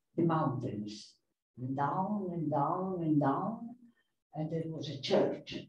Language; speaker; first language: English; non-native, fluent; Italian